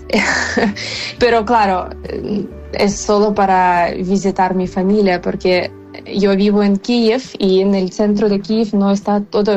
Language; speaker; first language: Spanish; non-native, fluent; Ukrainian